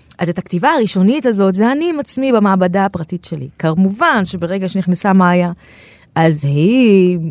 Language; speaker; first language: Hebrew; non-native, local second language; Arabic